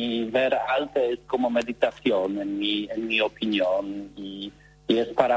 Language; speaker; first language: Spanish; non-native, learner; Polish